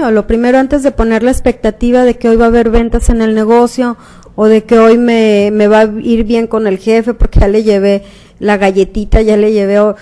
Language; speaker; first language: Spanish; native; Spanish